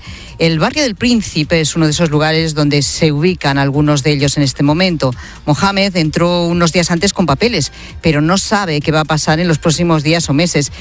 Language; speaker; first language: Spanish; native; Spanish